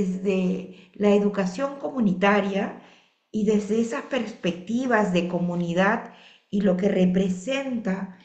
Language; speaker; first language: Spanish; native; Spanish